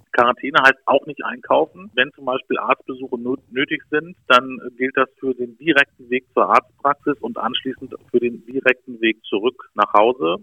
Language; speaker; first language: German; native; German